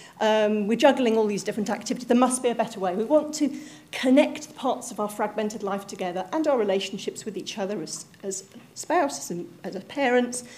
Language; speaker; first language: English; native; English